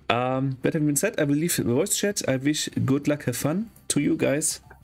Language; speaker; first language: English; non-native, fluent; German